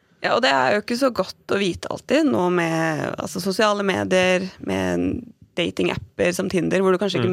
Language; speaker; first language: Norwegian; native; Norwegian